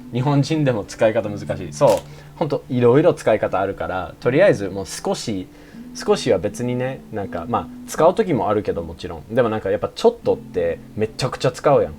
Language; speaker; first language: Japanese; non-native, fluent; English